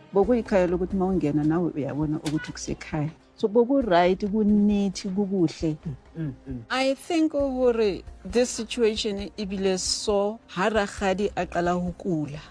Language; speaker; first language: Zulu; non-native, local second language; Southern Sotho